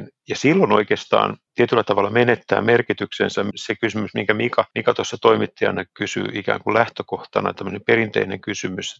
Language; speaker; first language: Finnish; native; Finnish